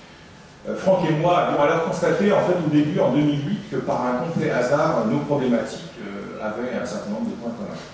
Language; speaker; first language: French; native; French